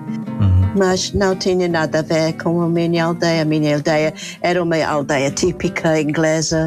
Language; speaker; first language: Portuguese; non-native, fluent; English